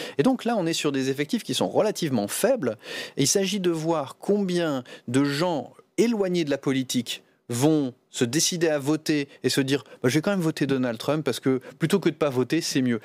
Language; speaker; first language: French; native; French